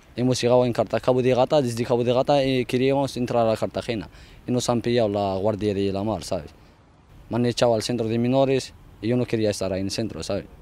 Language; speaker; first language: Spanish; non-native, fluent; Arabic